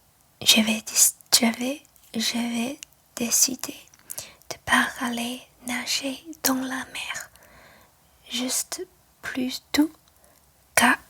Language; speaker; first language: French; non-native, learner; Chinese